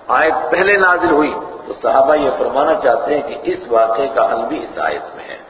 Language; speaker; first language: Urdu; non-native, local second language; Punjabi